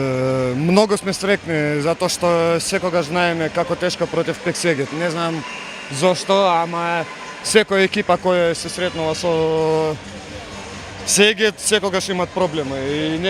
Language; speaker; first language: Macedonian; non-native, fluent; Russian